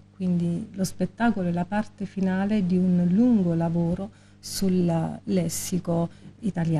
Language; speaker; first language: Italian; native; Italian